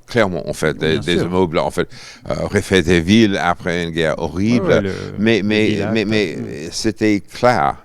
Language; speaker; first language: French; non-native, fluent; English